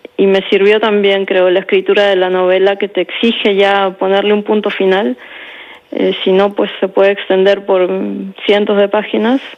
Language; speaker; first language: Spanish; native; Spanish